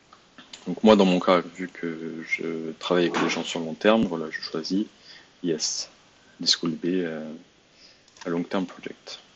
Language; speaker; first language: French; native; French